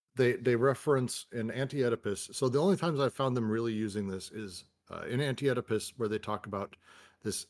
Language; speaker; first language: English; native; English